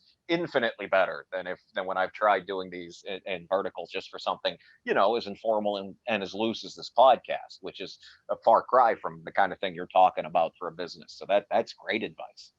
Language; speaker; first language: English; native; English